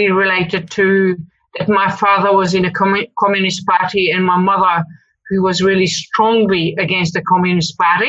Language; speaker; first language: English; early bilingual, other home language; Hungarian